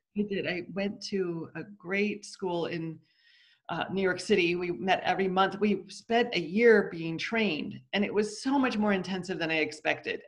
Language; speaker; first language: English; native; English